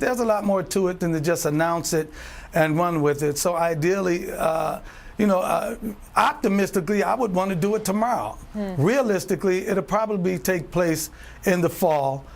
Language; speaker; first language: English; native; English